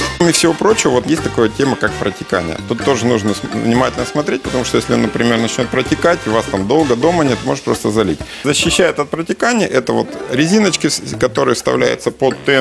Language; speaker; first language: Russian; native; Russian